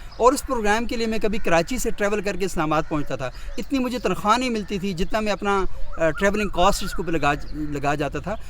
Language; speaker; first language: Urdu; non-native, local second language; Northern Hindko